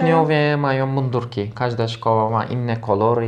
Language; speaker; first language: Polish; non-native, learner; Turkish